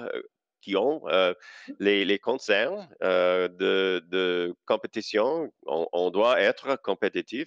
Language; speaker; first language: French; non-native, local second language; English